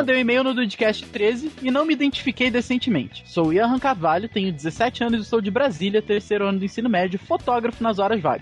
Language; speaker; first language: Portuguese; native; Portuguese